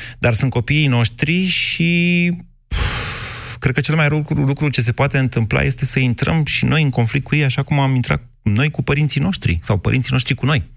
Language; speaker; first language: Romanian; native; Romanian